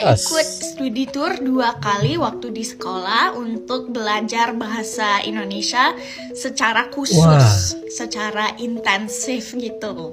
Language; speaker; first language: Indonesian; non-native, fluent; English